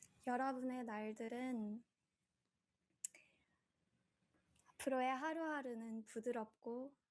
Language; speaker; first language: Korean; early bilingual, heritage; Korean